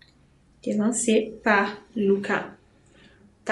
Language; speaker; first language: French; non-native, fluent; Portuguese